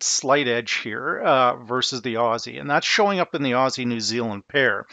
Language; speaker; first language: English; native; English